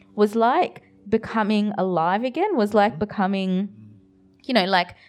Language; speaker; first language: English; early bilingual, other home language; Bangla